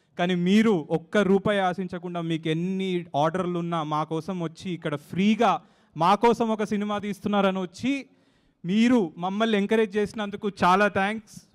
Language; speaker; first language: Telugu; native; Telugu